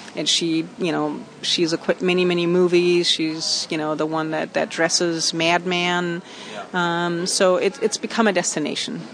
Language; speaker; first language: English; non-native, fluent; German